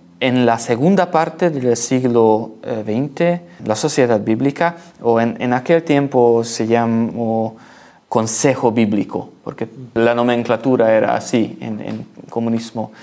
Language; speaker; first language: Spanish; non-native, learner; Hungarian